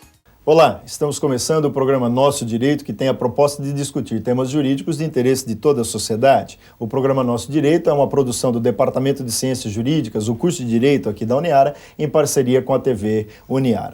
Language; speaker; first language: Portuguese; native; Portuguese